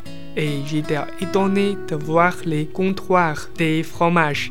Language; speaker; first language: French; non-native, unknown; Chinese